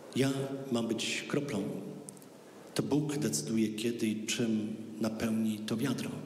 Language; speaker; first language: Polish; native; Polish